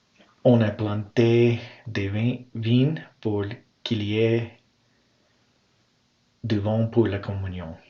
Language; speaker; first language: French; non-native, learner; English